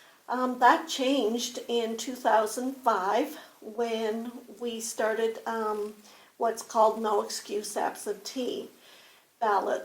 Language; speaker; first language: English; native; English